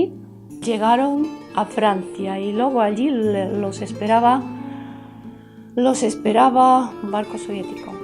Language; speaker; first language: Spanish; early bilingual, heritage; Spanish